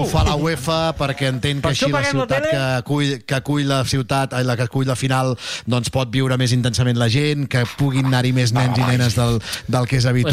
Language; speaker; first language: Catalan; native; Catalan